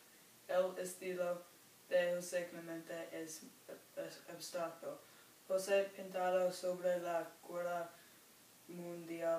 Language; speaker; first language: Spanish; non-native, learner; English